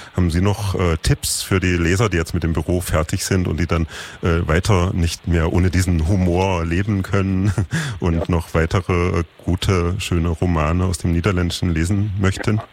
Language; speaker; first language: German; native; German